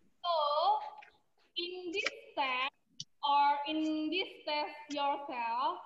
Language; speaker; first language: English; non-native, learner; Indonesian